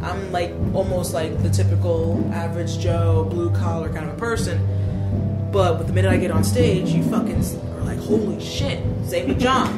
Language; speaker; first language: English; native; English